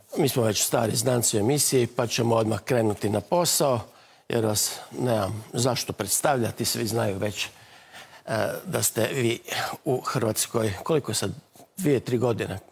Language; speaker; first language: Croatian; native; Croatian